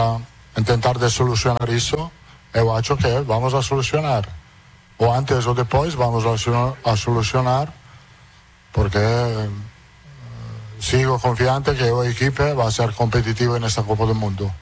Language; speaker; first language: Portuguese; non-native, fluent; Italian